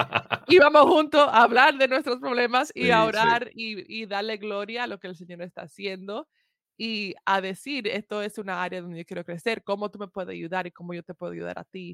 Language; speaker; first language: Spanish; early bilingual, heritage; Spanish